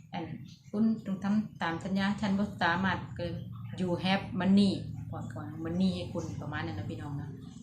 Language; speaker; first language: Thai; native; Thai